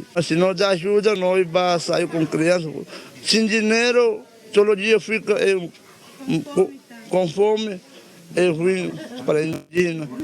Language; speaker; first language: Portuguese; non-native, learner; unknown